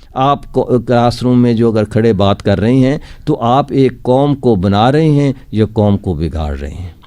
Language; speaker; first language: Urdu; non-native, local second language; Punjabi